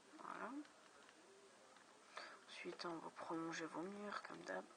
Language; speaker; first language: French; native; French